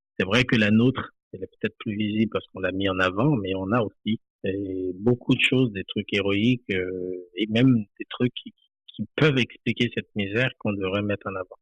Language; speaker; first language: French; non-native, local second language; Haitian Creole